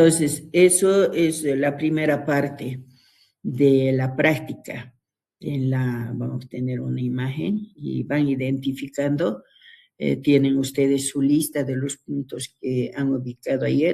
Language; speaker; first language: Spanish; native; Spanish